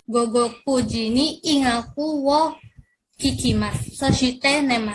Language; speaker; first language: Japanese; non-native, learner; Indonesian